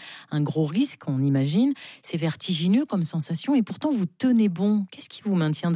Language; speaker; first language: French; native; French